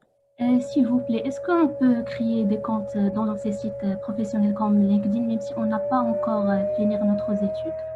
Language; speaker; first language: French; non-native, local second language; Arabic